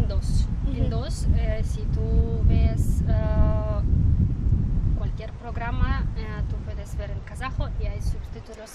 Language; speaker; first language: Spanish; non-native, learner; Kazakh